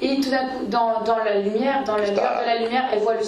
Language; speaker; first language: French; native; French